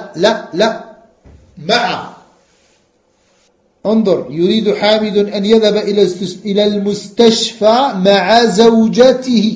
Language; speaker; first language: Arabic; non-native, fluent; French